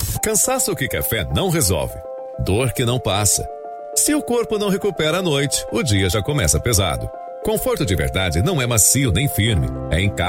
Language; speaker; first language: Portuguese; native; Portuguese